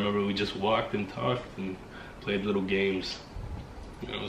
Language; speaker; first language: English; native; English